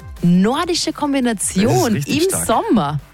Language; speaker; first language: German; native; German